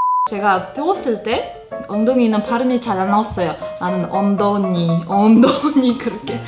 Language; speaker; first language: Korean; non-native, fluent; Russian